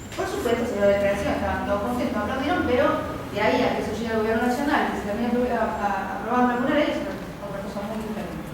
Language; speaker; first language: Spanish; native; Spanish